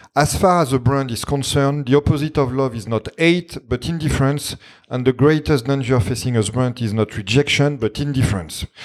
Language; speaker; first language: English; non-native, fluent; French